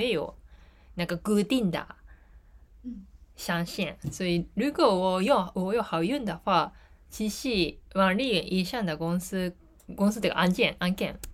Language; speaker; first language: Chinese; non-native, learner; Japanese